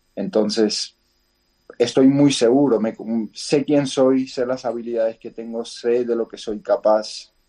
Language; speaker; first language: Spanish; non-native, fluent; Georgian